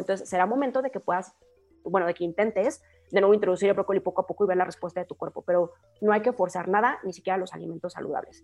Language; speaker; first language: Spanish; native; Spanish